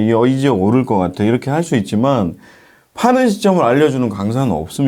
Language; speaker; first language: Korean; native; Korean